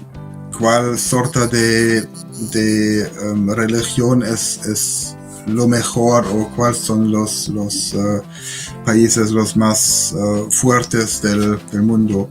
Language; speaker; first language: Spanish; non-native, learner; German